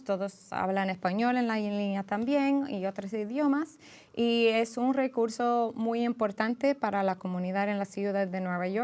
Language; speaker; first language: Spanish; early bilingual, heritage; English